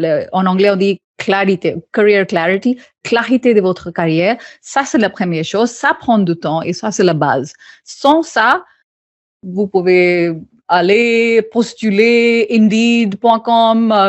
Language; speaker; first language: French; non-native, fluent; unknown